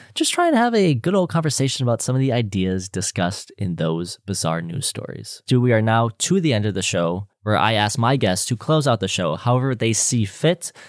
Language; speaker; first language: English; native; English